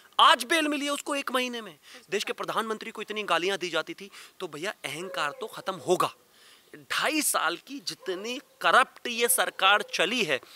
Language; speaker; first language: Hindi; native; Hindi